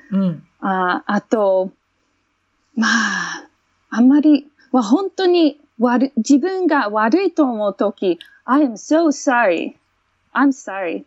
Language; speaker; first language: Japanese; non-native, fluent; English